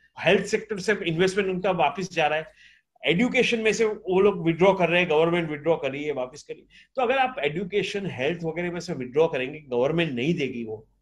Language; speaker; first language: Hindi; non-native, local second language; Gujarati